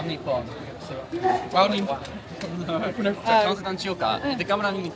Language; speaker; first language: Japanese; native; Japanese